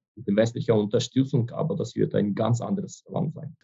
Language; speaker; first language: German; non-native, fluent; Ukrainian